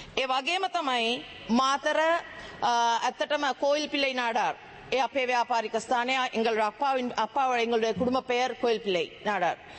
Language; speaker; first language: Sinhala; non-native, local second language; Tamil